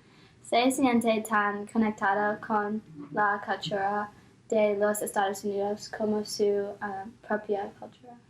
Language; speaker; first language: Spanish; non-native, learner; English